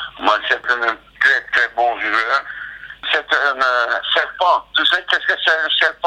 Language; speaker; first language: French; non-native, learner; Dutch